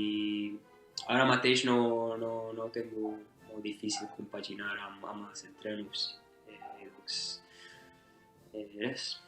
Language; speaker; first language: Catalan; non-native, fluent; Divehi